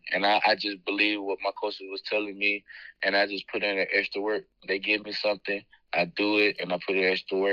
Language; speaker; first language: English; native; English